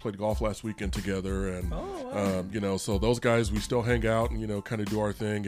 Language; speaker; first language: English; native; English